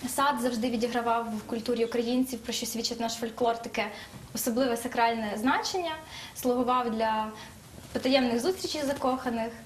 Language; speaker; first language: Ukrainian; native; Ukrainian